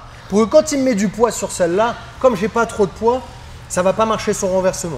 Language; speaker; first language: French; native; French